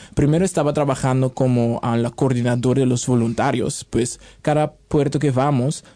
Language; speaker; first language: Spanish; non-native, fluent; Papiamento